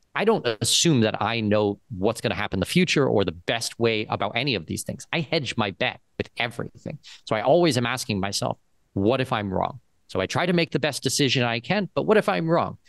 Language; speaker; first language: English; native; English